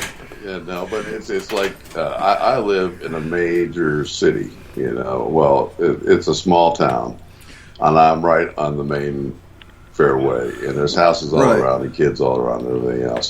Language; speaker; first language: English; native; English